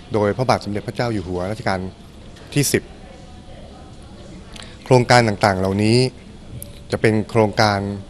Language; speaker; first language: Thai; native; Thai